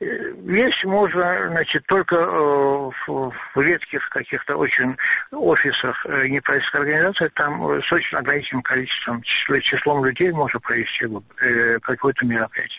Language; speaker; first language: Russian; non-native, local second language; Azerbaijani